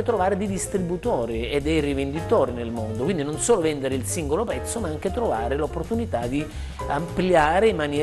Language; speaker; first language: Italian; native; Italian